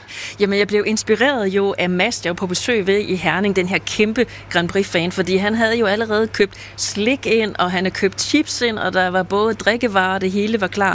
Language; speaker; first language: Danish; native; Danish